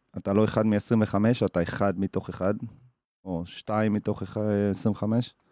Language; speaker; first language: Hebrew; early bilingual, other home language; English